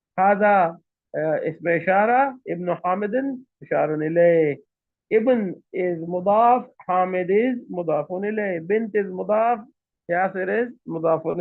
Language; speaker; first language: Arabic; non-native, fluent; Urdu